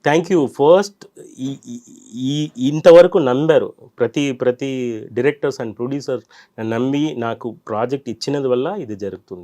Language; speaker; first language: Telugu; non-native, learner; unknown